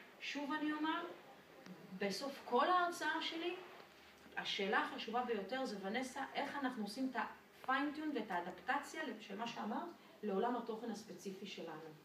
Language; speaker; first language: Hebrew; non-native, fluent; French